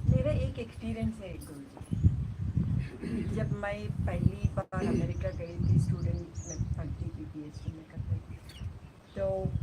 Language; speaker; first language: Hindi; non-native, local second language; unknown